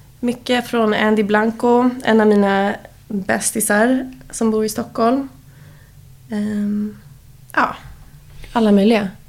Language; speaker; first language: Swedish; early bilingual, heritage; Swedish